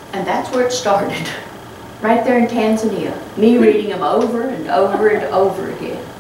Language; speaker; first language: English; native; English